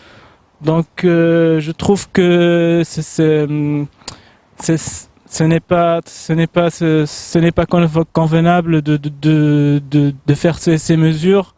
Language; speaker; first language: French; non-native, local second language; Arabic